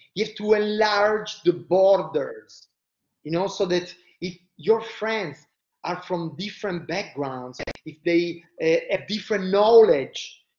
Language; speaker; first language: English; non-native, fluent; Italian